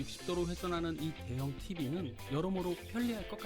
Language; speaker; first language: Korean; native; Korean